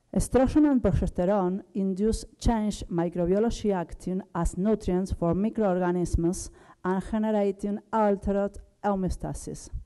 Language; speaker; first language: English; non-native, learner; Spanish